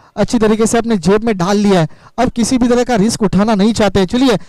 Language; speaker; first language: Hindi; non-native, local second language; Marathi